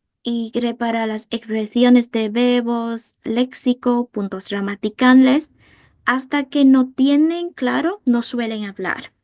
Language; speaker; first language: Spanish; non-native, fluent; Vietnamese